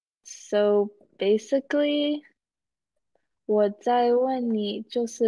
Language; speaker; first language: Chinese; early bilingual, heritage; Chinese